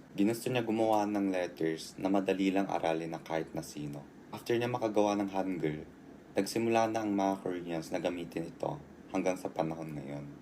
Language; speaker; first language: Filipino; early bilingual, heritage; Korean